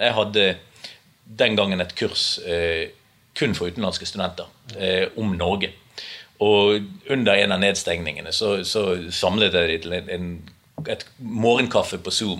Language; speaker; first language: Norwegian; native; Norwegian